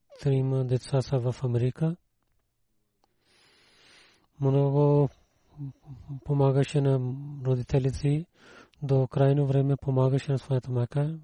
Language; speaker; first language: Bulgarian; non-native, learner; Urdu